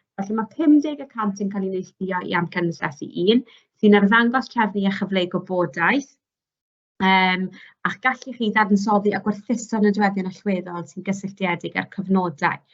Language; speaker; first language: Welsh; native; Welsh